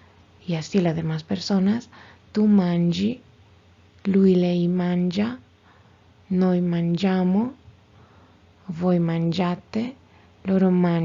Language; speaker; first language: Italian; non-native, fluent; Spanish